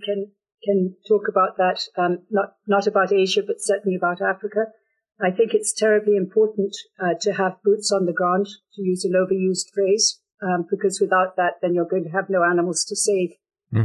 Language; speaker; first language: English; native; English